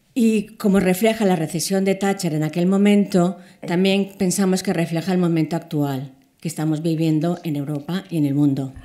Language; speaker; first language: Spanish; native; Spanish